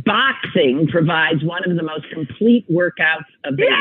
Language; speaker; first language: English; native; English